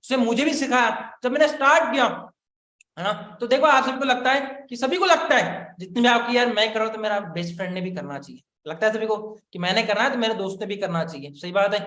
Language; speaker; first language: Hindi; non-native, local second language; Marathi